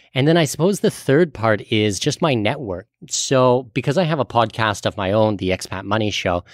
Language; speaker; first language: English; native; English